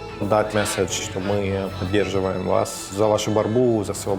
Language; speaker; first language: Russian; non-native, fluent; Persian